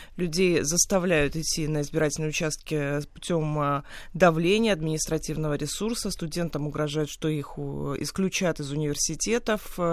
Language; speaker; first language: Russian; native; Russian